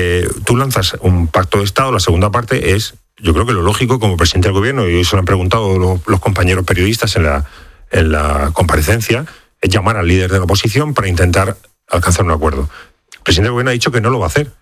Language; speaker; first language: Spanish; native; Spanish